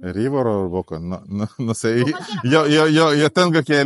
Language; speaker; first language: Spanish; non-native, learner; Russian